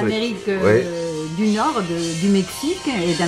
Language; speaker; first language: French; non-native, fluent; Spanish